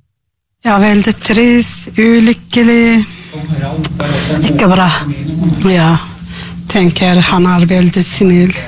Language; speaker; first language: Norwegian; non-native, learner; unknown